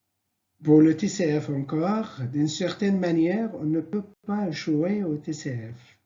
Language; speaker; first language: French; non-native, fluent; Arabic